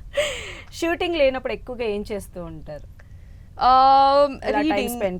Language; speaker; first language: Telugu; native; Telugu